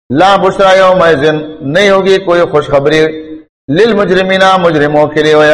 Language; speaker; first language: Urdu; non-native, local second language; Pashto